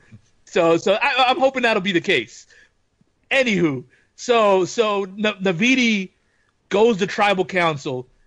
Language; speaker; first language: English; native; English